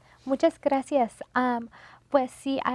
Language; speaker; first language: Spanish; non-native, fluent; English